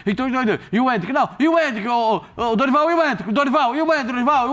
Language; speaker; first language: Portuguese; native; Portuguese